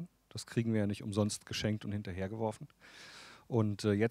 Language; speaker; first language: German; native; German